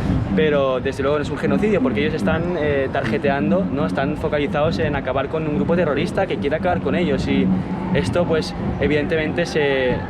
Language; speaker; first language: Spanish; native; Spanish